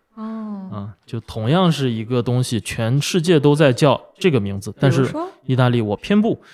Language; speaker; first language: Chinese; native; Chinese